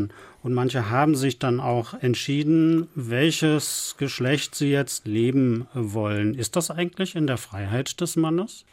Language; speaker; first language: German; native; German